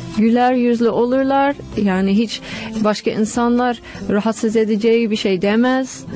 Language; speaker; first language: Turkish; non-native, fluent; English